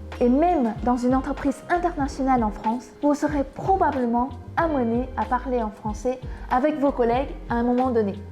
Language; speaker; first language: French; non-native, fluent; Vietnamese